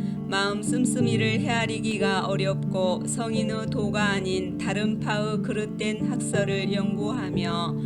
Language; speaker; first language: Korean; native; Korean